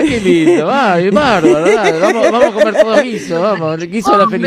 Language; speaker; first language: Spanish; native; Spanish